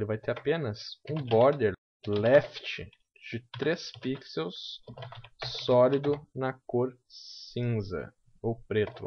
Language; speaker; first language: Portuguese; native; Portuguese